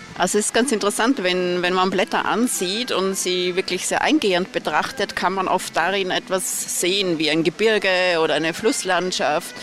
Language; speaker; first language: German; native; German